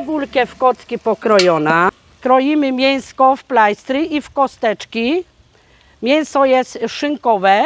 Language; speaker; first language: Polish; non-native, local second language; Romany